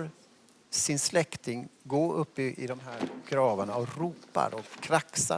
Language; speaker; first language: Swedish; native; Swedish